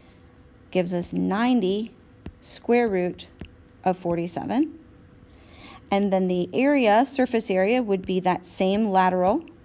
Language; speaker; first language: English; native; English